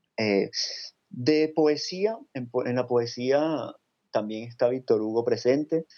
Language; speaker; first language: Spanish; native; Spanish